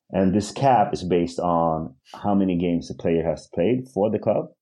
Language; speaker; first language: English; early bilingual, other home language; Swedish